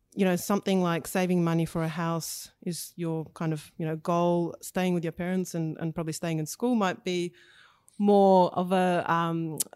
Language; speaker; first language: English; early bilingual, other home language; Russian